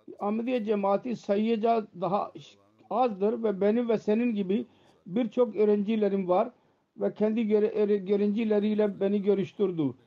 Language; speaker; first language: Turkish; non-native, fluent; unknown